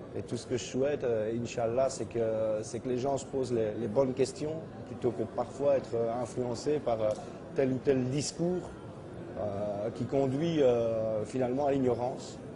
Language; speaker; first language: French; native; French